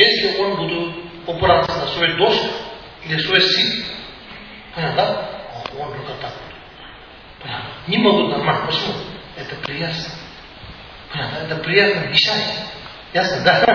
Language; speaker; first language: Russian; non-native, learner; Tibetan